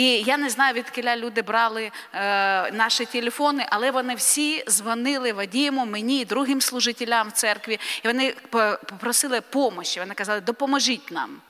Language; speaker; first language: Polish; non-native, learner; Ukrainian